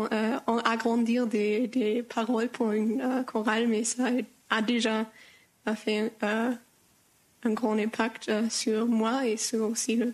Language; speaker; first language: French; non-native, learner; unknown